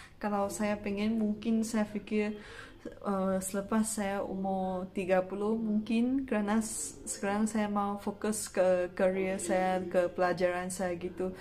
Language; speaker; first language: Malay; non-native, local second language; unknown